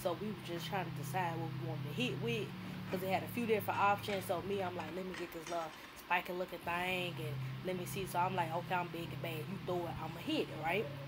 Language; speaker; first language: English; native; English